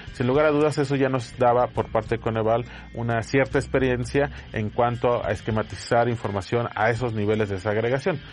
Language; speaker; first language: Spanish; native; Spanish